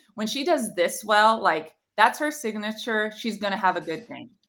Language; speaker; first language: English; native; English